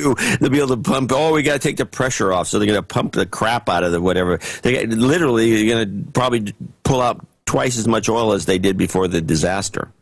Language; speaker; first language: English; native; English